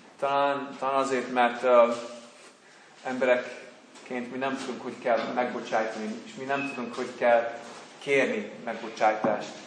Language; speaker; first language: Hungarian; non-native, fluent; English